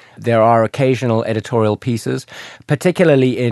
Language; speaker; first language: English; native; English